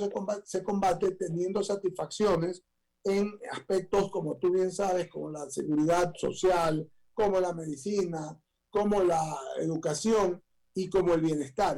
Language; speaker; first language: Spanish; native; Spanish